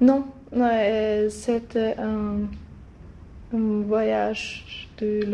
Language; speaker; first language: French; non-native, learner; Swedish